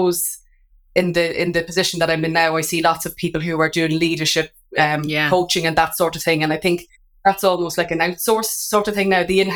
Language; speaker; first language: English; native; English